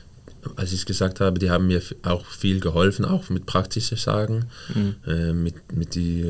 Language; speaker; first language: German; non-native, fluent; Danish